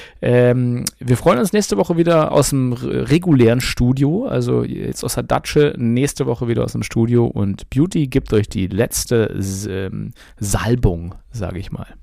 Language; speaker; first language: German; native; German